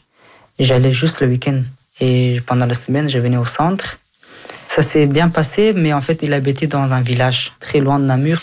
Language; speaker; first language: French; early bilingual, other home language; Hazaragi